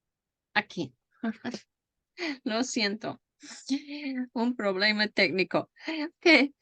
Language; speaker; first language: Spanish; non-native, fluent; English